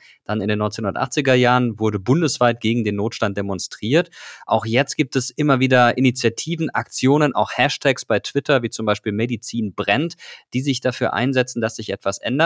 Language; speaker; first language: German; native; German